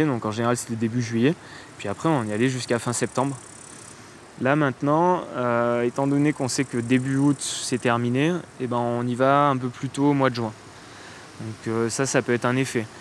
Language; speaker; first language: French; native; French